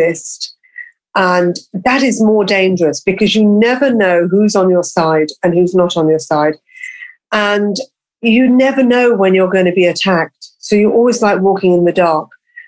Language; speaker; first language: English; native; English